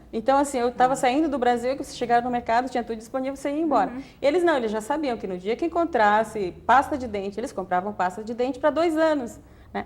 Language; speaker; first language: Portuguese; native; Portuguese